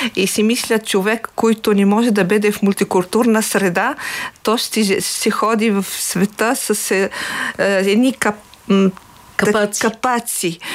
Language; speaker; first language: Bulgarian; non-native, fluent; Arabic